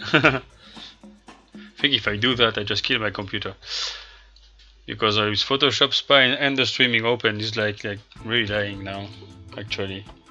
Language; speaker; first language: English; non-native, fluent; French